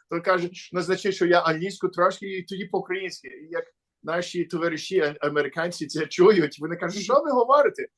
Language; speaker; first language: Ukrainian; early bilingual, heritage; Ukrainian